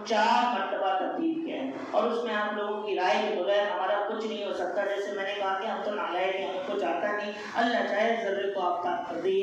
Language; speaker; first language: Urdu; non-native, local second language; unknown